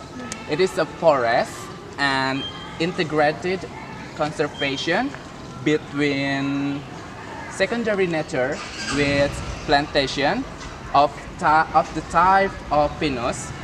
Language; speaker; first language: English; non-native, learner; Indonesian